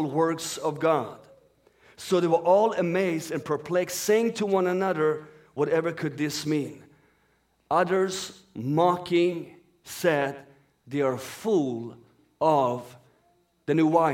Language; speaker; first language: English; non-native, fluent; Persian